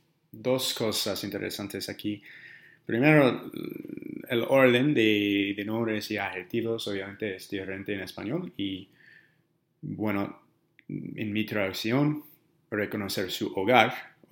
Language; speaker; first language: Spanish; non-native, learner; English